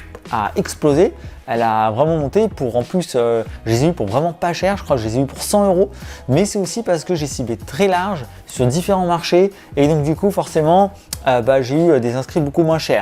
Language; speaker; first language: French; native; French